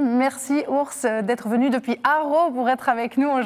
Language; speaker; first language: French; native; French